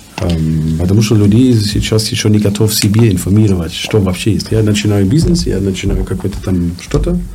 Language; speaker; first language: Russian; non-native, learner; German